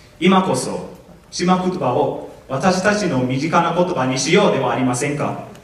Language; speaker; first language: Japanese; non-native, fluent; English